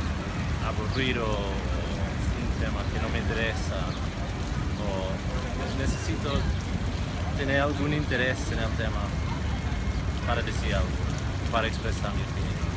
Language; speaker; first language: Spanish; non-native, fluent; English